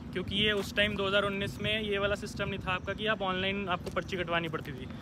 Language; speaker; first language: Hindi; native; Hindi